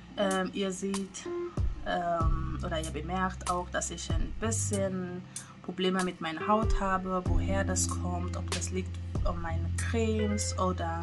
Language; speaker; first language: German; non-native, fluent; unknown